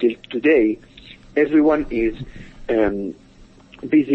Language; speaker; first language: English; non-native, fluent; Arabic